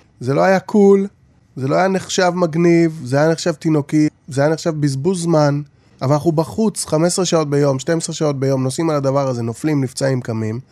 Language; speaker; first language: Hebrew; native; Hebrew